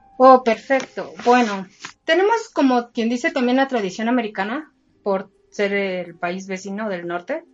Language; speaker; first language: Spanish; native; Spanish